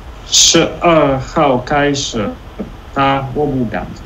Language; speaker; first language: Chinese; non-native, fluent; Italian